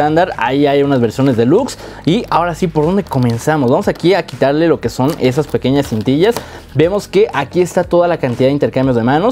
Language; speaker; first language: Spanish; native; Spanish